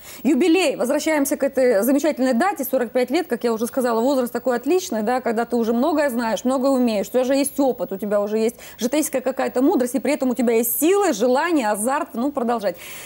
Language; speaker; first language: Russian; native; Russian